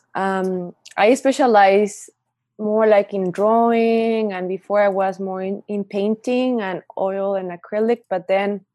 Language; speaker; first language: English; non-native, fluent; Spanish